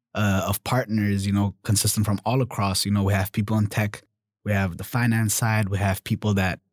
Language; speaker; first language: English; early bilingual, other home language; German